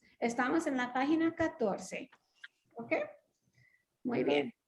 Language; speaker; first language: Spanish; non-native, fluent; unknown